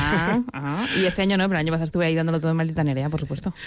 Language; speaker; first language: Spanish; native; Spanish